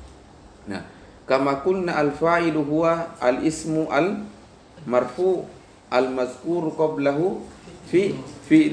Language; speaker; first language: Arabic; non-native, fluent; Indonesian